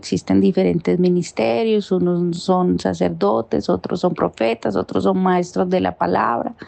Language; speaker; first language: Spanish; native; Spanish